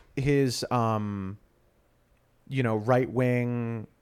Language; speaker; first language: English; native; English